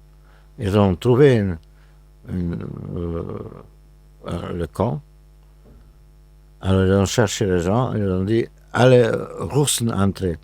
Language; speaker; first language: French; non-native, fluent; Hungarian